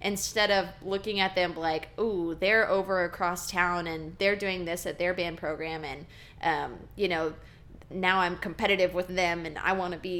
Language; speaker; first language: English; native; English